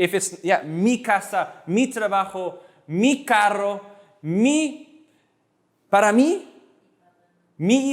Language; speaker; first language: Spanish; non-native, fluent; English